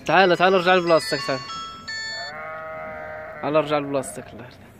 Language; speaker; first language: Arabic; native; Arabic